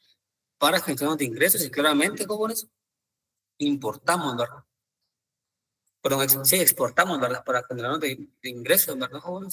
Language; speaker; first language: Spanish; native; Spanish